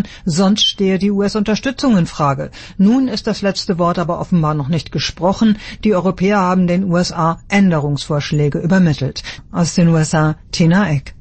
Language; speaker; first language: German; native; German